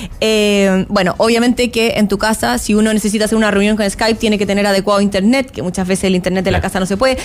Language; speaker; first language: Spanish; native; Spanish